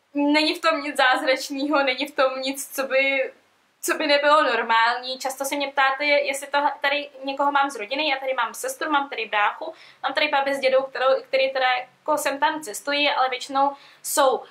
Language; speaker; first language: Czech; early bilingual, other home language; Russian